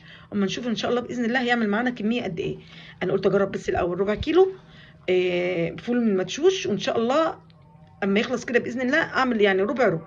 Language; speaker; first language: Arabic; native; Arabic